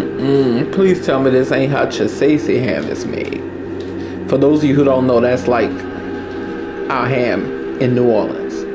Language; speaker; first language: English; native; English